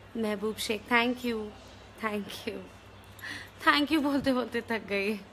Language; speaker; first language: Hindi; non-native, local second language; Bhojpuri